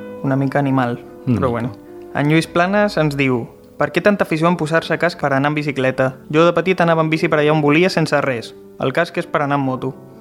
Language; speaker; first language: Catalan; non-native, local second language; Spanish